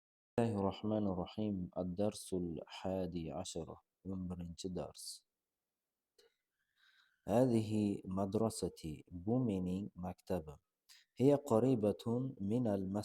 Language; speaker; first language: Arabic; non-native, fluent; Uzbek